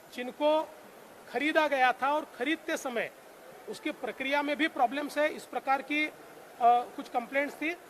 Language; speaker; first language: Hindi; non-native, local second language; Marathi